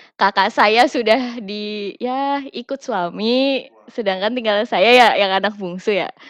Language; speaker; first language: Indonesian; native; Indonesian